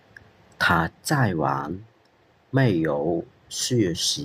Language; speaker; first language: Chinese; non-native, fluent; Khmer